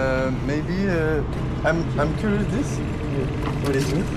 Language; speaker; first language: English; non-native, learner; French